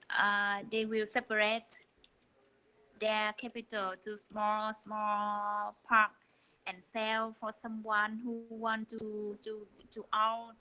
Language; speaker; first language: English; non-native, learner; Vietnamese